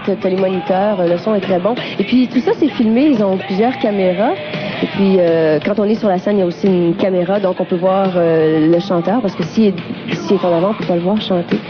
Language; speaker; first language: French; native; French